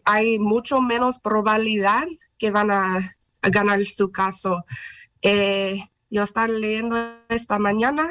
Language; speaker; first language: Spanish; non-native, fluent; English